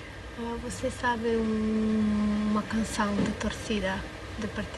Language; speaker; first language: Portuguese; non-native, fluent; Serbian